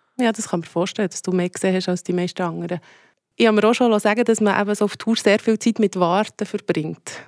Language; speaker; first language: German; native; German